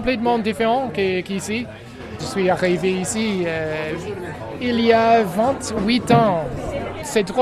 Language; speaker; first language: French; non-native, fluent; English